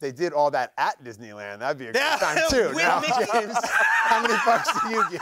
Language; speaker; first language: English; native; English